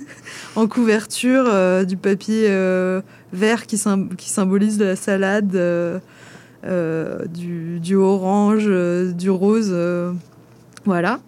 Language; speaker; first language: French; native; French